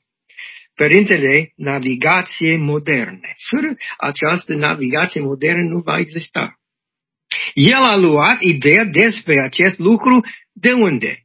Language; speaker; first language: Romanian; non-native, learner; English